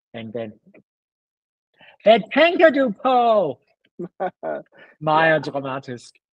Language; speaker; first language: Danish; non-native, learner; English